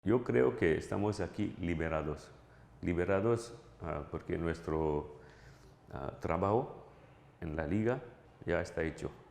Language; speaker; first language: Spanish; non-native, fluent; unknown